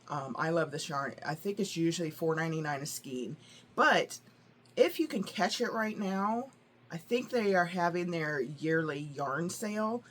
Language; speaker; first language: English; native; English